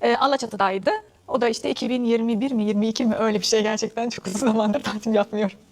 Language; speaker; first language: Turkish; non-native, fluent; Arabic